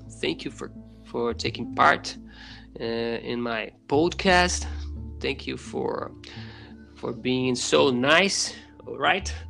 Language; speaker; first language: English; non-native, fluent; Portuguese